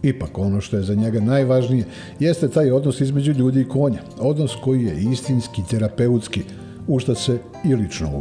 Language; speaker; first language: Serbian; native; Serbian